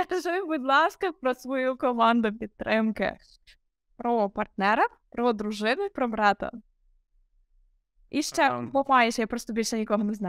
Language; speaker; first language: Ukrainian; native; Ukrainian